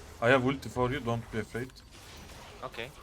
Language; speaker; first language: English; non-native, learner; Turkish